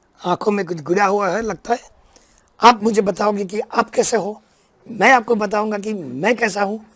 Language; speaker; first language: Hindi; non-native, local second language; Bangla